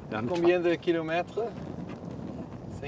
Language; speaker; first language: French; non-native, learner; Dutch